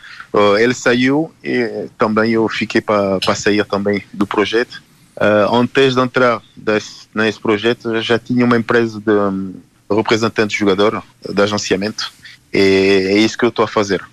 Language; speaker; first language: Portuguese; non-native, fluent; Haitian Creole